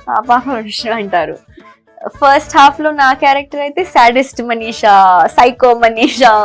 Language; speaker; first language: Telugu; non-native, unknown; Hindi